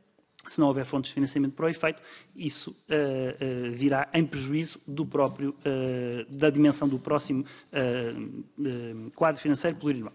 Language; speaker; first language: Portuguese; native; Portuguese